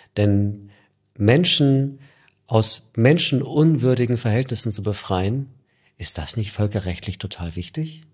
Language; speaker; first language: German; native; German